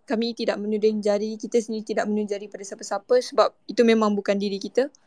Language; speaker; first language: Malay; native; Malay